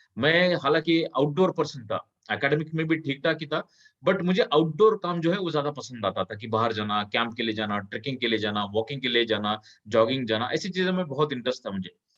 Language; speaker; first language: Hindi; non-native, local second language; Kannada